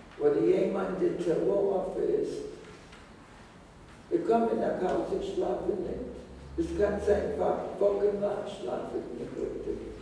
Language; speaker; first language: German; non-native, fluent; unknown